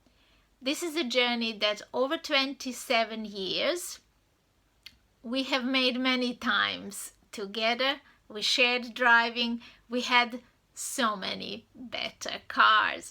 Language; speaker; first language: English; non-native, fluent; Serbian